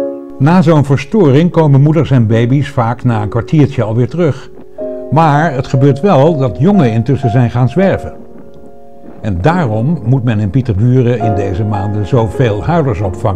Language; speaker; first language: Dutch; native; Dutch